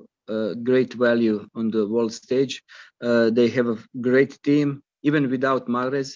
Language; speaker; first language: English; non-native, fluent; Croatian